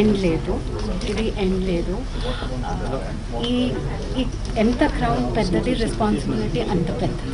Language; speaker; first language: Telugu; non-native, local second language; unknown